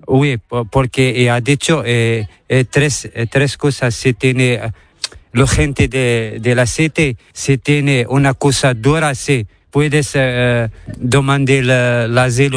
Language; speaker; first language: Spanish; non-native, learner; Arabic